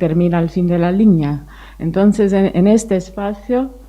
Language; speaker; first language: Spanish; non-native, fluent; Portuguese